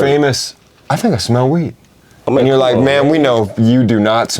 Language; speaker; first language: English; native; English